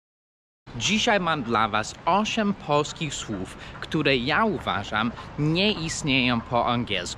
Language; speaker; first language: Polish; early bilingual, heritage; Polish